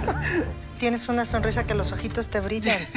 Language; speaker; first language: Spanish; native; Spanish